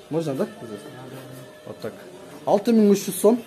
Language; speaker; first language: Russian; non-native, local second language; Kyrgyz